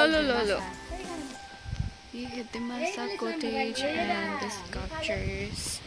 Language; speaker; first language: Hindi; non-native, local second language; Assamese